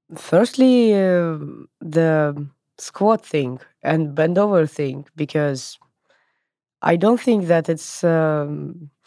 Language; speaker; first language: English; non-native, learner; Russian